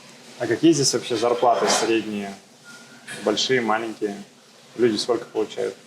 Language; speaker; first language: Russian; native; Russian